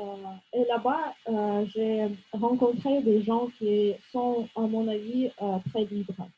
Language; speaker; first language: French; non-native, fluent; Russian